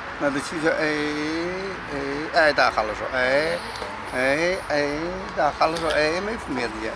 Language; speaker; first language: Russian; non-native, learner; Chinese